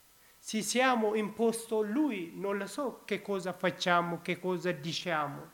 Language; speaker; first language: Italian; non-native, learner; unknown